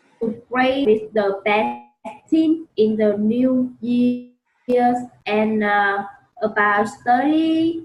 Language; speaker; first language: English; non-native, learner; Vietnamese